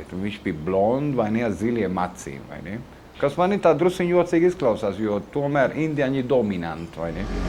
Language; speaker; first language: Latvian; early bilingual, heritage; Latvian